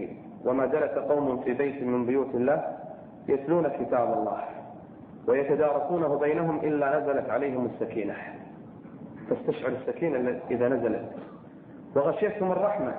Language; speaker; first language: Arabic; native; Arabic